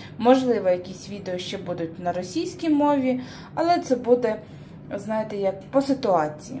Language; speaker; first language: Ukrainian; non-native, local second language; Russian